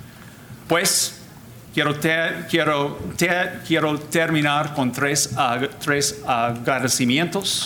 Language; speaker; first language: Spanish; non-native, fluent; English